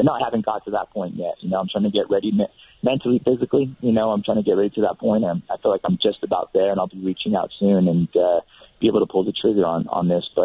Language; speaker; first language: English; native; English